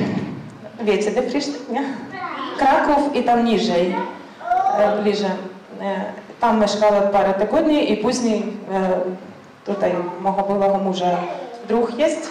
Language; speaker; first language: Polish; non-native, learner; Ukrainian